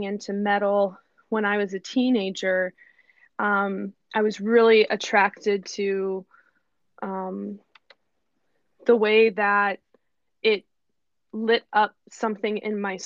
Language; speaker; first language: English; native; English